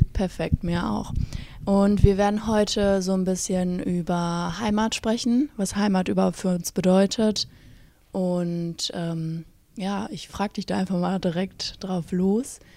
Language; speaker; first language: German; native; German